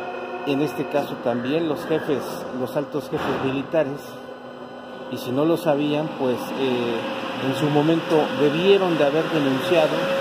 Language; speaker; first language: Spanish; native; Spanish